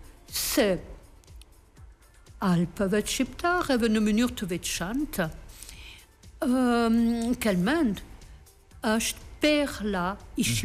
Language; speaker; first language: Albanian; non-native, learner; French